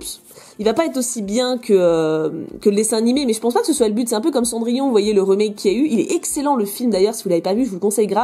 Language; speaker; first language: French; native; French